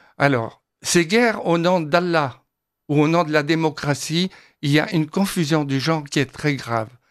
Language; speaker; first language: French; non-native, fluent; Arabic